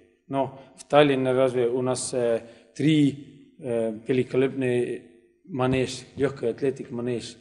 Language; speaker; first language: Russian; non-native, learner; Estonian